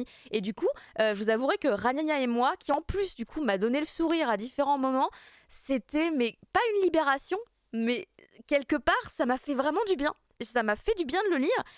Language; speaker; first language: French; native; French